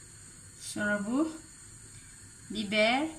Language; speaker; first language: Turkish; non-native, learner; Indonesian